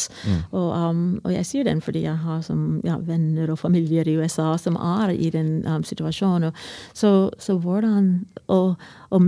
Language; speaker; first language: Norwegian; non-native, fluent; English